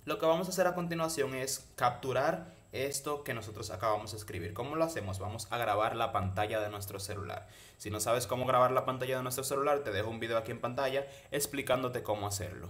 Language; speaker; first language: Spanish; native; Spanish